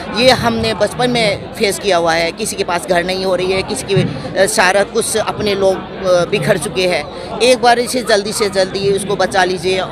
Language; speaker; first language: Hindi; non-native, local second language; Manipuri